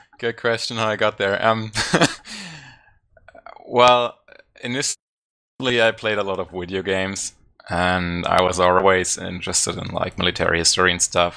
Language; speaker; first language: English; non-native, fluent; German